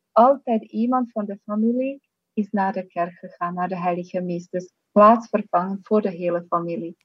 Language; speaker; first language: Dutch; non-native, fluent; Slovak